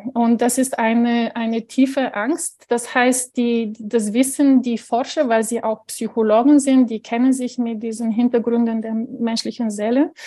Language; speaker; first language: German; non-native, fluent; Bulgarian